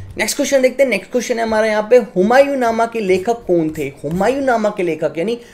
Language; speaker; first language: Hindi; native; Hindi